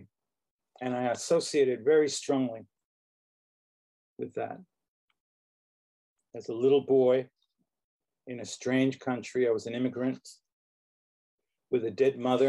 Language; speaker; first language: English; native; English